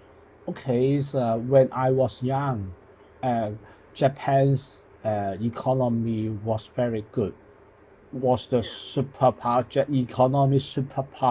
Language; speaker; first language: English; non-native, local second language; Cantonese